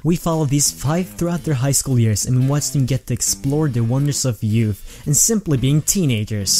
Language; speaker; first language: English; native; English